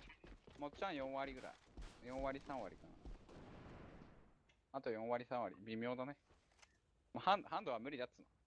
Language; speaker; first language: Japanese; native; Japanese